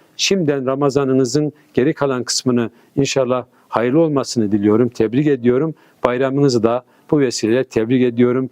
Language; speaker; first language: Turkish; native; Turkish